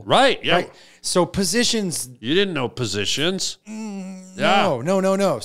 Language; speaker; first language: English; native; English